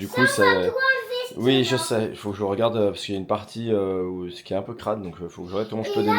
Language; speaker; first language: French; native; French